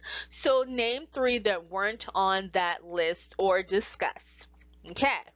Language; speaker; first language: English; native; English